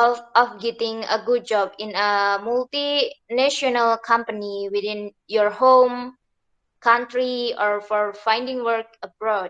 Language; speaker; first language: English; non-native, learner; Indonesian